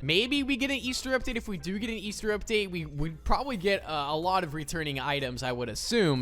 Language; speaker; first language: English; native; English